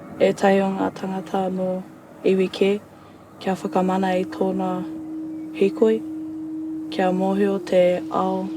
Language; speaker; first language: Māori; non-native, local second language; English